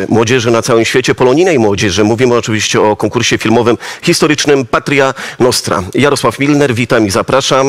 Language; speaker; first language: Polish; native; Polish